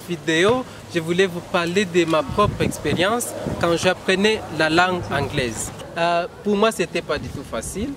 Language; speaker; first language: French; non-native, local second language; Swahili